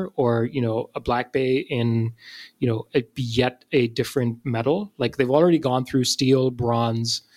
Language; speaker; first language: English; non-native, local second language; Urdu